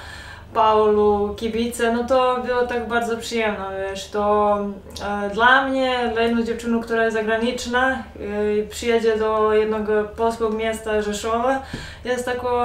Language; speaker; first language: Polish; non-native, learner; Serbian